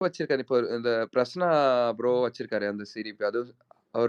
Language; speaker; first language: Tamil; native; Tamil